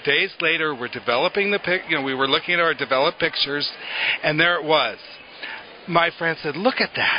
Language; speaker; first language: English; native; English